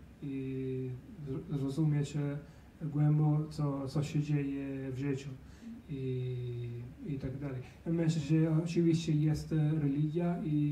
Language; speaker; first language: Polish; non-native, learner; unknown